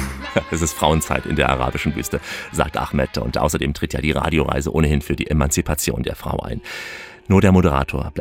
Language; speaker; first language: German; native; German